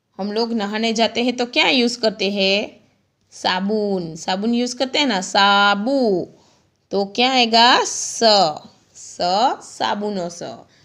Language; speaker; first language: Hindi; non-native, local second language; Gujarati